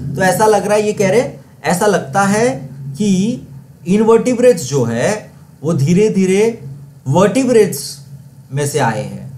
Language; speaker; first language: Hindi; non-native, local second language; Marathi